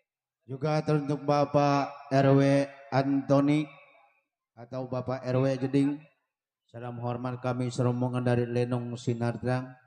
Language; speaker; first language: Malay; native; Malay